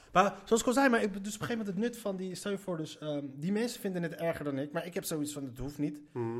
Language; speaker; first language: Dutch; early bilingual, other home language; Arabic